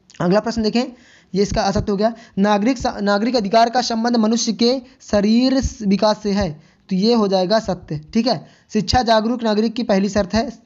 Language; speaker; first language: Hindi; native; Hindi